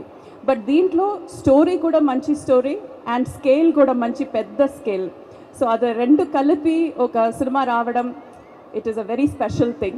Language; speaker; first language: Telugu; non-native, fluent; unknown